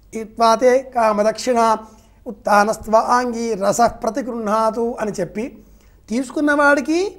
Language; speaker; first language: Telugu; native; Telugu